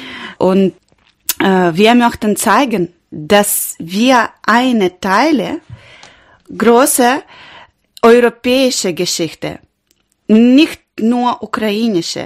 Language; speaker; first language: German; non-native, learner; Ukrainian